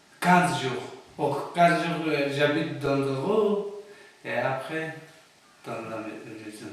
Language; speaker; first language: French; non-native, learner; Persian